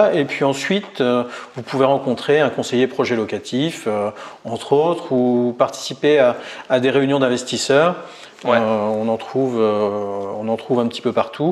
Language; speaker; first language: French; native; French